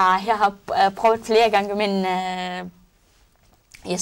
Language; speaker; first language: Danish; non-native, learner; Arabic